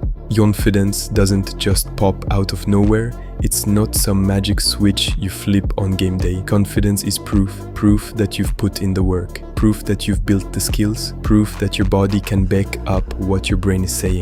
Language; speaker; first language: English; native; English